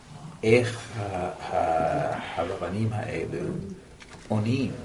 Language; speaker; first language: Hebrew; non-native, learner; English